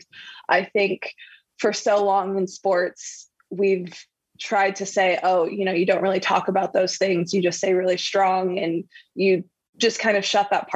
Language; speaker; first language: English; native; English